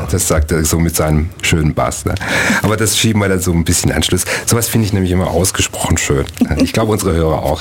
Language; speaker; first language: German; native; German